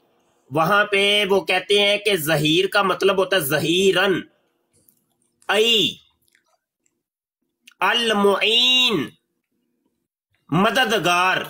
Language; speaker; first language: Hindi; non-native, local second language; Punjabi